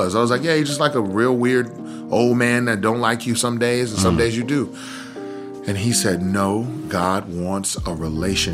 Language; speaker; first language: English; native; English